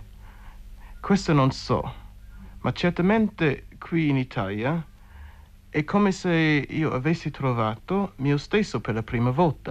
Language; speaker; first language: Italian; non-native, fluent; English